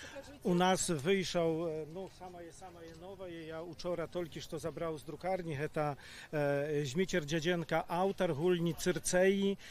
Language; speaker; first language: Polish; non-native, local second language; Belarusian